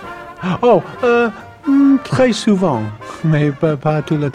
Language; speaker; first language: French; non-native, learner; English